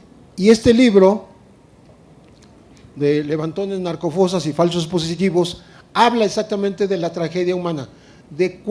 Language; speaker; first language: Spanish; native; Spanish